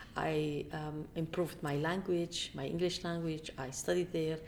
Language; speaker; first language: English; non-native, fluent; Arabic